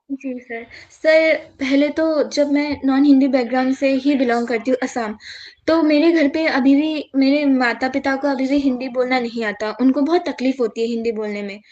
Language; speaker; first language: Hindi; non-native, local second language; Assamese